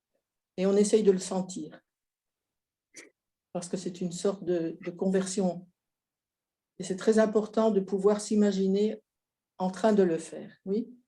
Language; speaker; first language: French; non-native, fluent; Spanish